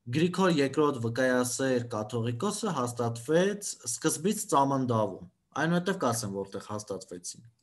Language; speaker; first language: Armenian; native; Armenian